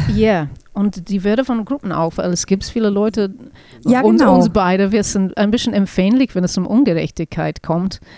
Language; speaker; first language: German; non-native, fluent; English